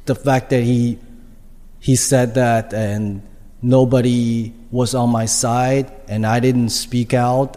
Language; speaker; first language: English; non-native, fluent; Chinese